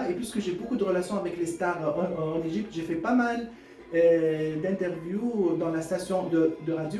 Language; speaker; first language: French; non-native, fluent; Arabic